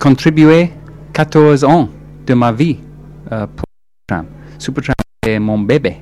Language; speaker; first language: French; non-native, learner; English